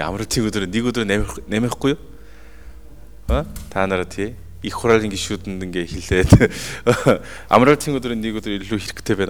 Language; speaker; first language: Mongolian; non-native, fluent; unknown